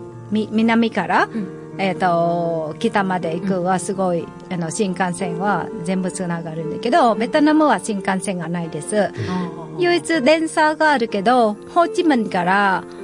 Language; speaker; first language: Japanese; non-native, fluent; Vietnamese